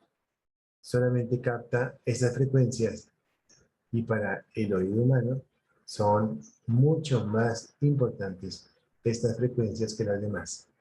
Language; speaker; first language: Spanish; native; Spanish